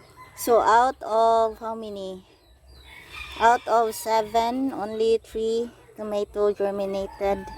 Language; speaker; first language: English; non-native, local second language; Filipino